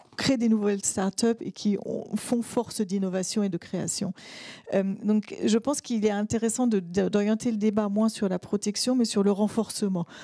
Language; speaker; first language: French; native; French